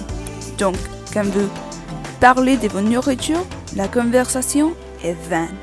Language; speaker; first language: French; non-native, learner; English